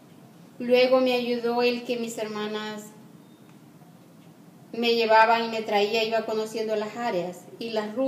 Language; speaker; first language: Spanish; native; Spanish